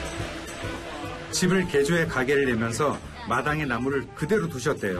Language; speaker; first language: Korean; native; Korean